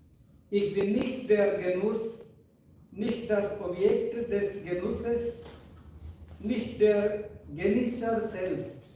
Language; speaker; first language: German; non-native, fluent; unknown